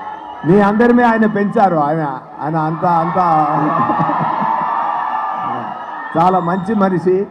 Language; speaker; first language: Telugu; non-native, learner; Tamil